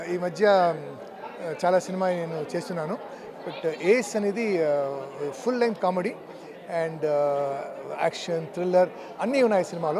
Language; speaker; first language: Telugu; non-native, fluent; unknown